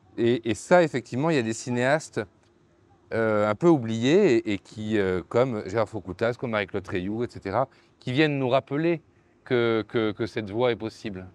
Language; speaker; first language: French; native; French